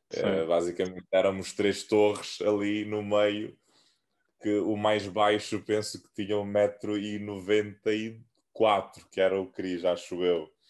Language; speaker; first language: Portuguese; non-native, local second language; Kabuverdianu